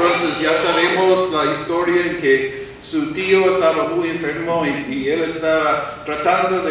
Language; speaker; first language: Spanish; non-native, fluent; English